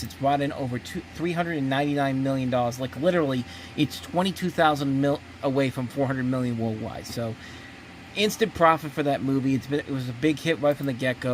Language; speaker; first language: English; native; English